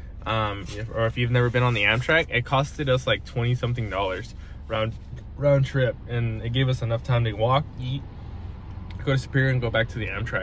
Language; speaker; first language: English; early bilingual, other home language; Spanish